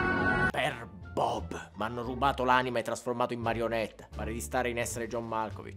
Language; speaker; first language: Italian; native; Italian